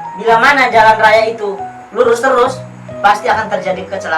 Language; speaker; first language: Indonesian; non-native, local second language; Javanese